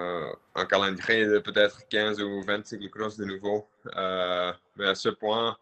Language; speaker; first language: French; non-native, local second language; Dutch